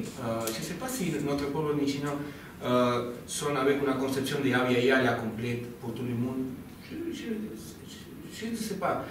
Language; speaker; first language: French; non-native, learner; Spanish